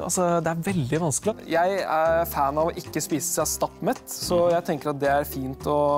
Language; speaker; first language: Norwegian; native; Norwegian